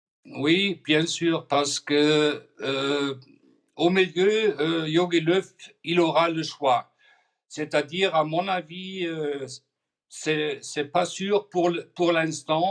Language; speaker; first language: French; non-native, fluent; German